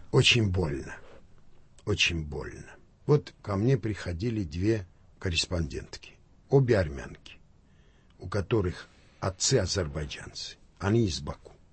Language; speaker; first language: Russian; non-native, local second language; Armenian